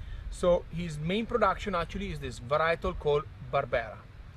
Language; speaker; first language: English; non-native, fluent; Italian